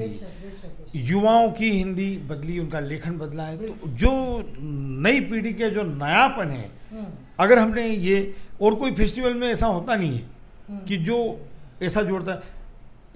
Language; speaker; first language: Hindi; native; Hindi